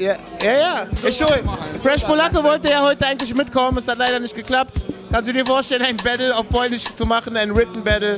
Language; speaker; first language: German; native; German